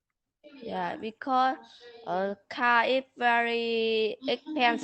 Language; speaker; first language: English; non-native, learner; Vietnamese